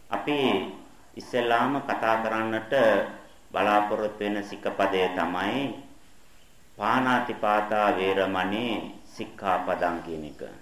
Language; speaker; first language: Sinhala; native; Sinhala